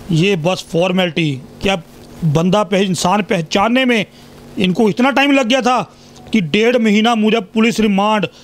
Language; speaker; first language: Hindi; non-native, local second language; Punjabi